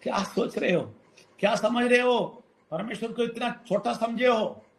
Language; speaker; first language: Hindi; non-native, local second language; Telugu